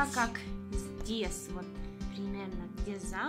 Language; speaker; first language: Russian; non-native, learner; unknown